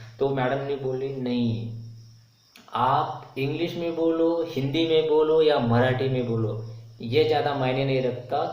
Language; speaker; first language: Hindi; non-native, local second language; Marathi